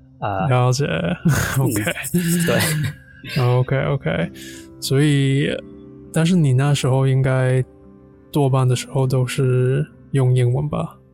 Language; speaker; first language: Chinese; non-native, fluent; English